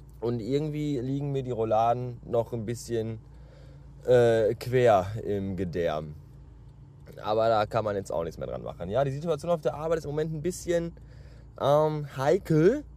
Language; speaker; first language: German; native; German